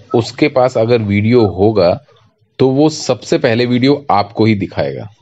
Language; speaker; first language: Hindi; native; Hindi